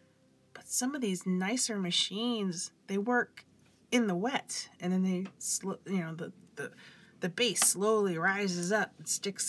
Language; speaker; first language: English; native; English